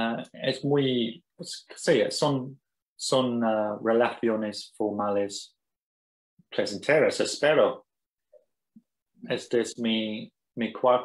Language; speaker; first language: Spanish; non-native, fluent; English